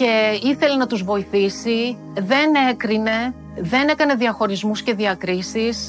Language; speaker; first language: Greek; native; Greek